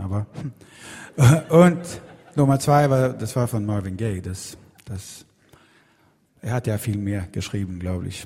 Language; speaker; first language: German; non-native, learner; Swedish